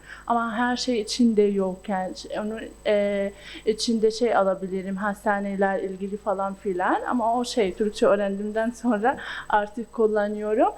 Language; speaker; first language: Turkish; non-native, local second language; Arabic